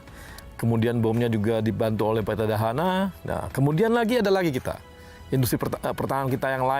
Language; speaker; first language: Indonesian; native; Indonesian